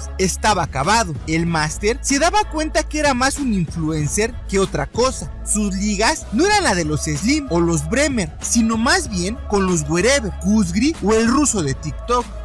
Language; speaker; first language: Spanish; native; Spanish